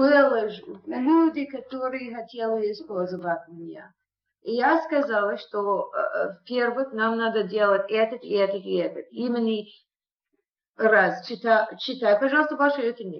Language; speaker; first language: Russian; non-native, fluent; English